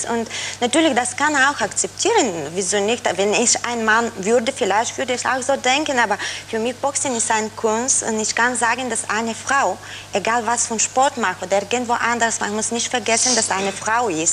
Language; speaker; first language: German; non-native, fluent; Bulgarian